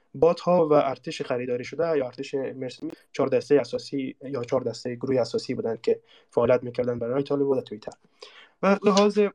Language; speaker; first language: Persian; native; Persian